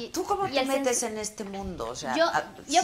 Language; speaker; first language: Spanish; native; Spanish